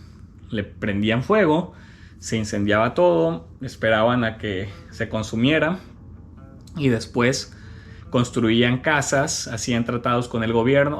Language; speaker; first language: Spanish; native; Spanish